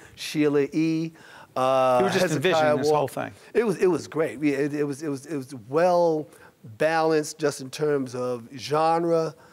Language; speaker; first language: English; native; English